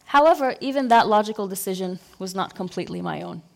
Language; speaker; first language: English; non-native, fluent; Arabic